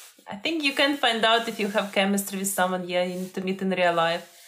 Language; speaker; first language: English; non-native, fluent; Ukrainian